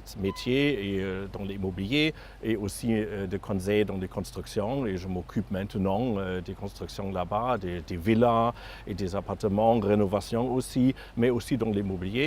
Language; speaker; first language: French; non-native, fluent; German